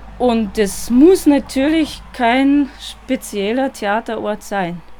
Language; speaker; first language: German; non-native, fluent; Russian